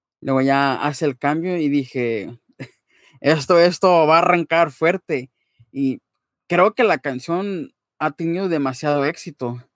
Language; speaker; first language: Spanish; native; Spanish